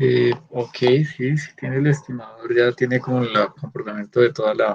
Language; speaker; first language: Spanish; native; Spanish